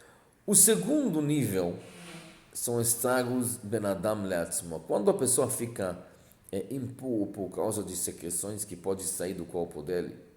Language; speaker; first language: Portuguese; non-native, fluent; Hebrew